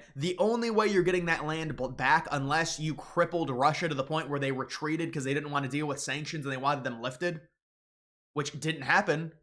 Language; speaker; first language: English; native; English